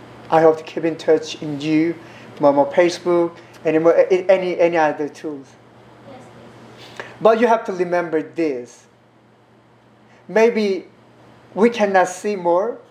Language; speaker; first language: English; non-native, learner; Korean